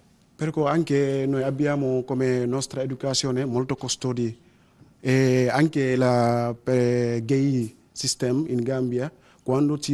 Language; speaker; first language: Italian; non-native, learner; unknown